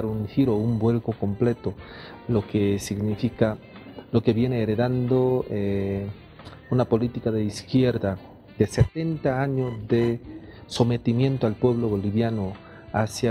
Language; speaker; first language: Spanish; non-native, fluent; Korean